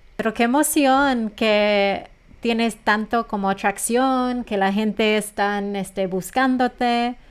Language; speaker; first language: Spanish; early bilingual, heritage; Spanish